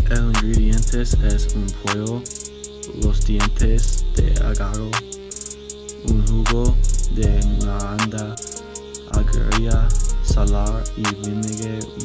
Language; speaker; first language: Spanish; non-native, learner; English